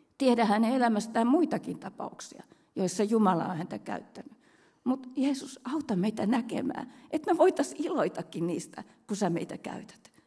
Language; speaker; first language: Finnish; native; Finnish